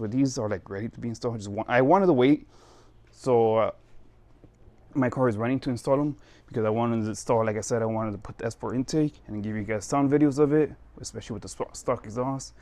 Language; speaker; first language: English; native; English